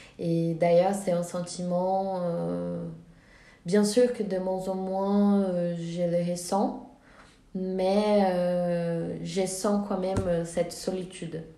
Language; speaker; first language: French; non-native, fluent; Portuguese